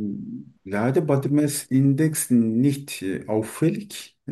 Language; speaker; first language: German; non-native, learner; Turkish